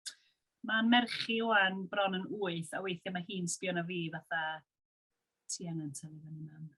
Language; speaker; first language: Welsh; native; Welsh